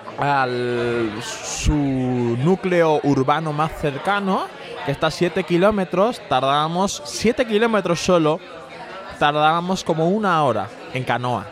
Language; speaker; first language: Spanish; early bilingual, other home language; Bangla